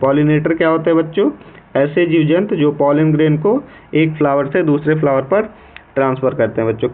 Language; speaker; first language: Hindi; native; Hindi